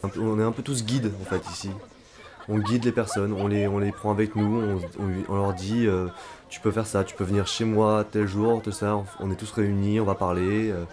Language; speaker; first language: French; early bilingual, other home language; Korean